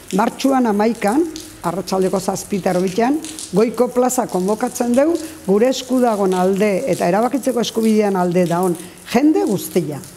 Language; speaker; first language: Basque; native; Basque